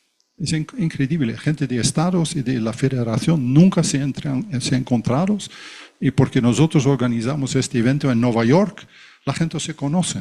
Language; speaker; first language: Spanish; non-native, fluent; Dutch